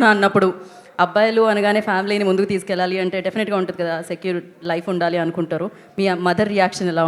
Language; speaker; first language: Telugu; native; Telugu